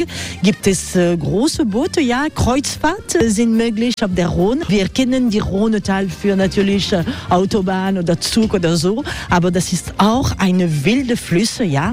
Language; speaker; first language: German; non-native, learner; French